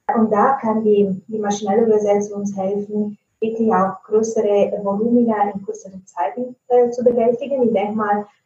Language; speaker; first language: German; non-native, fluent; Italian